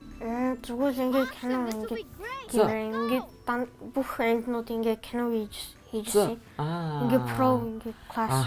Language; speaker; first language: Mongolian; early bilingual, heritage; Mongolian